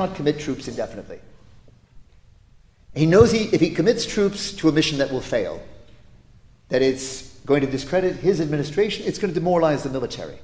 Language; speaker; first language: English; native; English